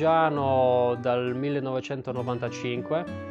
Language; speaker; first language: Italian; early bilingual, other home language; German